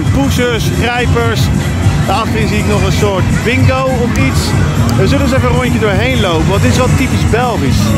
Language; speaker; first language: Dutch; native; Dutch